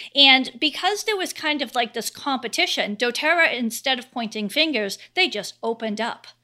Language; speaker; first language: English; native; English